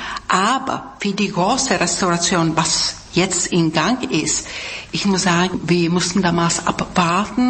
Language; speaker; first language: German; non-native, fluent; Czech